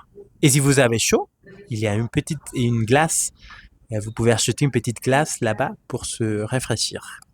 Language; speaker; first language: French; non-native, fluent; Spanish